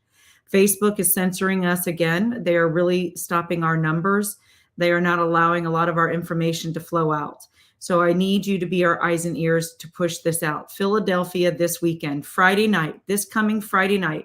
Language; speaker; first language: English; native; English